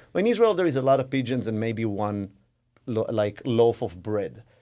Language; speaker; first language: English; non-native, fluent; Hebrew